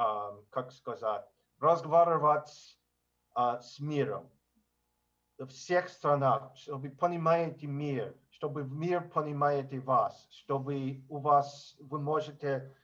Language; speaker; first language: Russian; non-native, learner; English